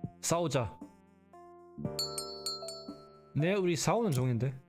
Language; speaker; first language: Korean; non-native, learner; German